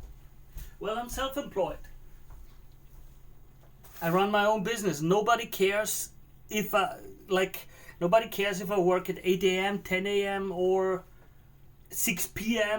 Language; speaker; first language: English; non-native, fluent; German